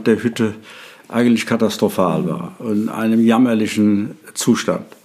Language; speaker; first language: German; native; German